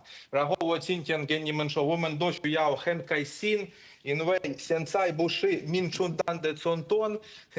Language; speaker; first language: Chinese; non-native, fluent; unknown